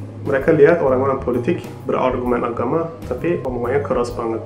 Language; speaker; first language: Indonesian; non-native, fluent; Turkish